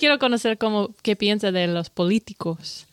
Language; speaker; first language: Spanish; non-native, learner; English